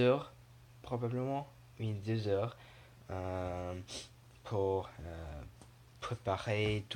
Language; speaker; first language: French; non-native, learner; English